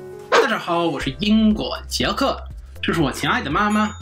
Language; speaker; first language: Chinese; non-native, learner; English